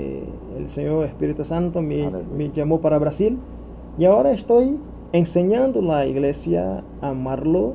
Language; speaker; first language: Spanish; non-native, fluent; Portuguese